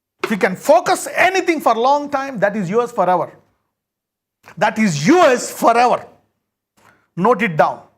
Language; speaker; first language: English; non-native, local second language; Telugu